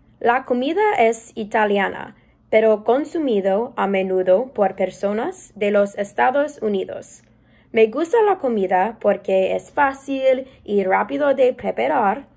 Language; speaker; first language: Spanish; non-native, learner; English